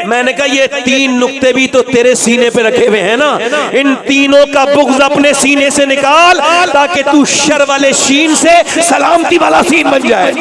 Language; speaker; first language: Urdu; native; Urdu